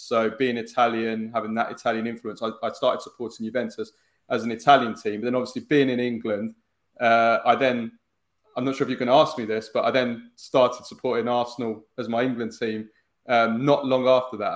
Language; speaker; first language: English; native; English